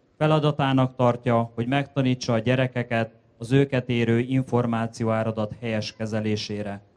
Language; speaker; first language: Hungarian; native; Hungarian